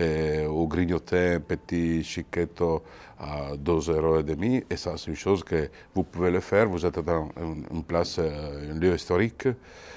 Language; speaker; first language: French; non-native, fluent; Italian